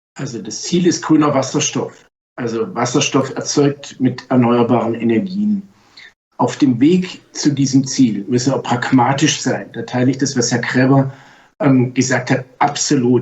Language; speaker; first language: German; native; German